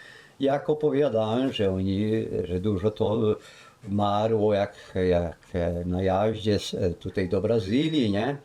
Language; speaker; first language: Polish; early bilingual, heritage; Polish